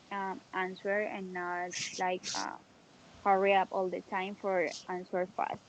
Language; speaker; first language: English; non-native, learner; Spanish